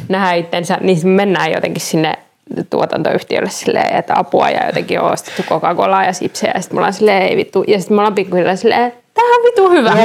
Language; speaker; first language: Finnish; native; Finnish